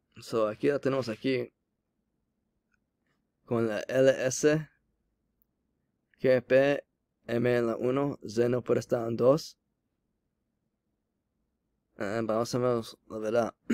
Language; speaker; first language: Spanish; non-native, learner; English